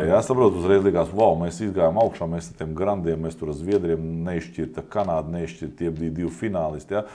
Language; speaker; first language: Latvian; native; Latvian